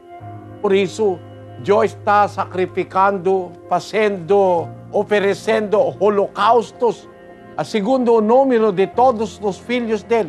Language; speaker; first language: Portuguese; non-native, learner; Filipino